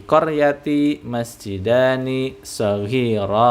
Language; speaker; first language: Arabic; non-native, fluent; Indonesian